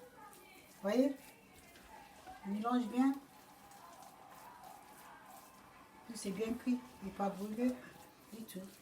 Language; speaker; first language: French; non-native, learner; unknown